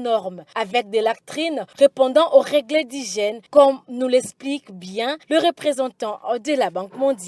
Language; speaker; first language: French; native; French